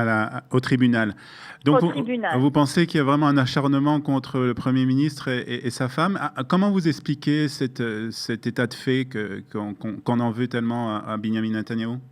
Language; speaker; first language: French; native; French